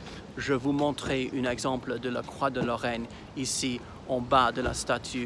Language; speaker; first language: French; non-native, fluent; English